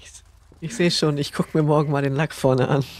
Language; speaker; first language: German; native; German